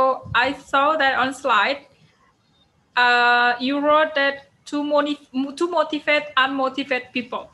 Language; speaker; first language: English; non-native, fluent; Indonesian